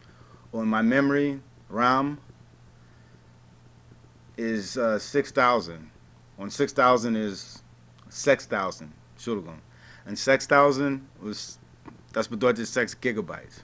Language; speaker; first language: German; non-native, learner; English